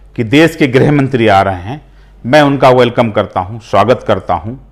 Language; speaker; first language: Hindi; native; Hindi